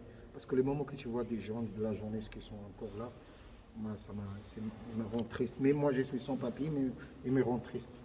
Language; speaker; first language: French; non-native, fluent; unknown